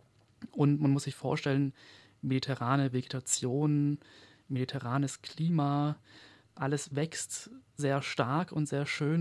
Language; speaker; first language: German; native; German